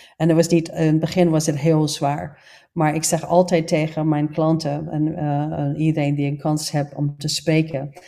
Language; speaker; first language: Dutch; non-native, fluent; English